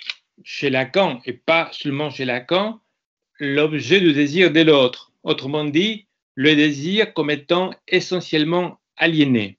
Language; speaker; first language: French; non-native, fluent; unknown